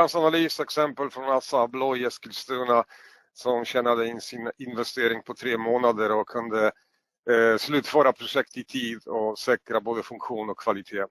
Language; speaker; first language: Swedish; non-native, fluent; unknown